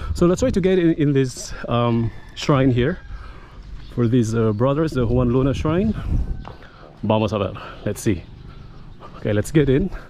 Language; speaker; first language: English; non-native, local second language; Filipino